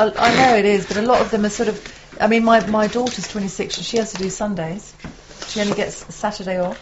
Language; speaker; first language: English; native; English